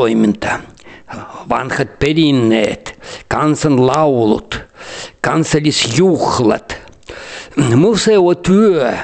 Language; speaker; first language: Finnish; early bilingual, heritage; Finnish